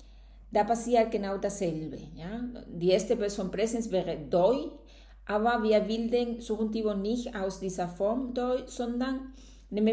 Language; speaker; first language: German; non-native, fluent; Spanish